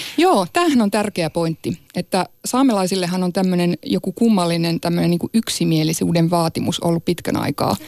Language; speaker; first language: Finnish; non-native, local second language; Northern Sami